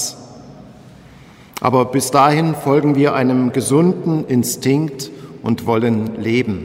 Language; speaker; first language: German; native; German